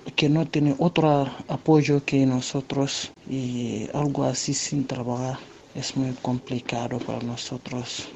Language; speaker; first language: Spanish; non-native, learner; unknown